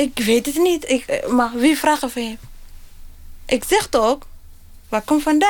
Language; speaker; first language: Dutch; non-native, learner; Tigrinya